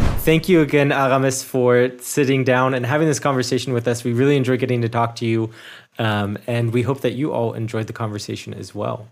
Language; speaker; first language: English; native; English